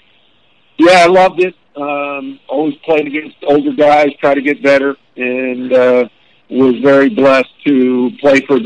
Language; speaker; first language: English; native; English